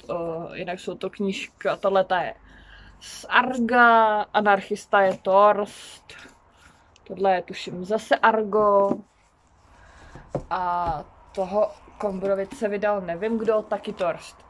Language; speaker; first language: Czech; native; Czech